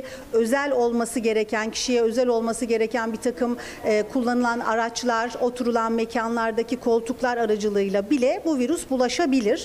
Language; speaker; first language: Turkish; native; Turkish